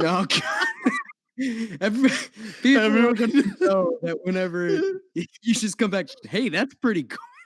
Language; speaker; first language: English; native; English